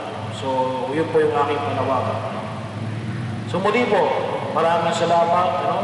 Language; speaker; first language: Filipino; native; Filipino